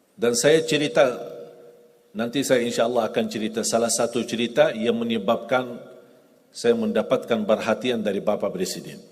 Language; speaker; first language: Indonesian; non-native, fluent; Arabic